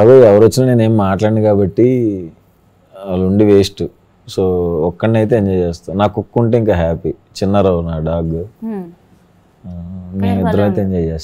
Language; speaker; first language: Telugu; native; Telugu